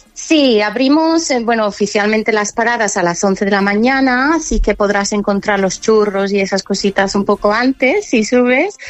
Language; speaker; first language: Spanish; non-native, fluent; English